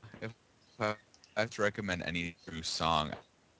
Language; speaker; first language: English; native; English